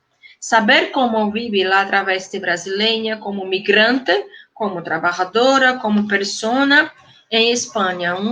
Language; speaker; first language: Spanish; non-native, fluent; Portuguese